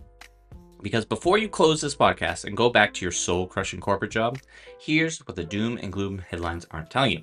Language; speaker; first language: English; native; English